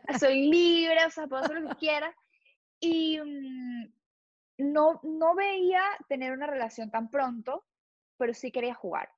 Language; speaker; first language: Spanish; native; Spanish